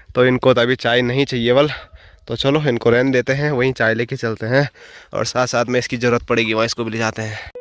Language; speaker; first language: Hindi; native; Hindi